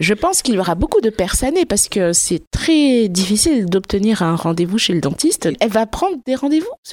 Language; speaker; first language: French; native; French